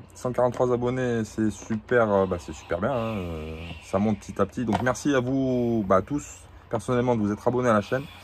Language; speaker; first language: French; native; French